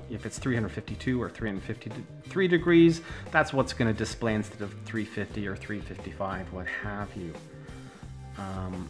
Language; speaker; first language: English; native; English